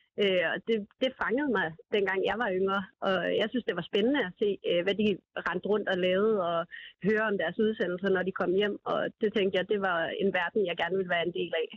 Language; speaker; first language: Danish; early bilingual, other home language; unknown